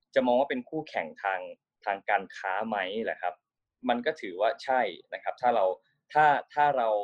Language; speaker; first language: Thai; native; Thai